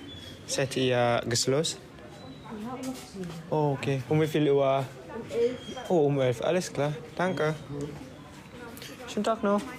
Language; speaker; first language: German; non-native, learner; Indonesian